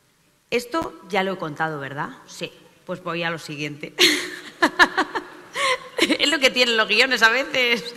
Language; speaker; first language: Spanish; native; Spanish